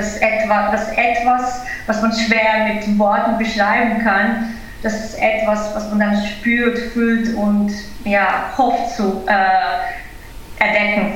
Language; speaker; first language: German; non-native, fluent; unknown